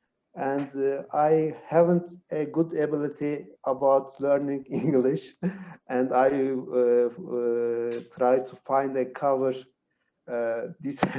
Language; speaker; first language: English; non-native, learner; Turkish